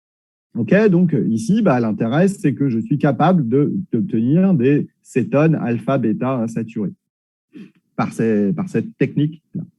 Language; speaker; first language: French; native; French